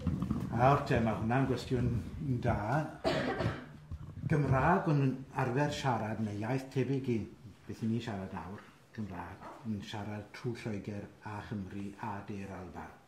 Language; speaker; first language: Welsh; native; Welsh